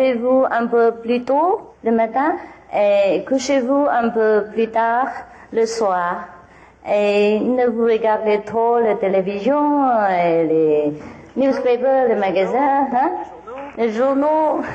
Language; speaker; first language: French; non-native, learner; Vietnamese